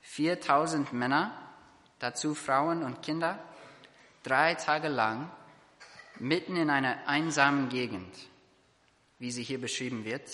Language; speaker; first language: German; non-native, fluent; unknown